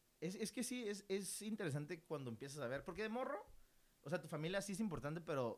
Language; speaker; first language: Spanish; early bilingual, heritage; Spanish